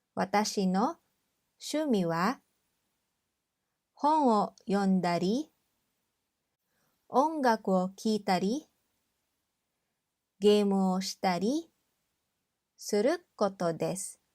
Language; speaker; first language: Japanese; non-native, fluent; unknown